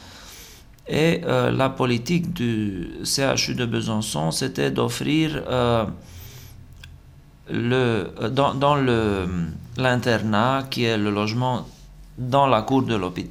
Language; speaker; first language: French; non-native, fluent; Romanian